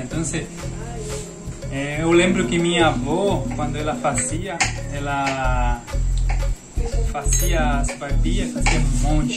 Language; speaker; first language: Portuguese; non-native, fluent; Spanish